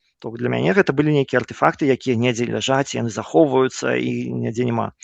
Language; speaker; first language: Belarusian; non-native, local second language; Russian